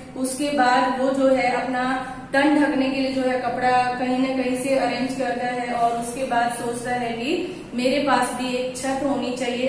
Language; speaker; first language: Hindi; non-native, local second language; Gujarati